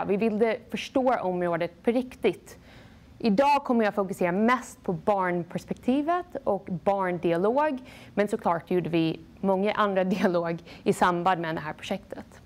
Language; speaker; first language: Swedish; non-native, fluent; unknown